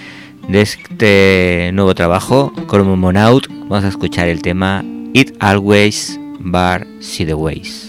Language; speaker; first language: Spanish; native; Spanish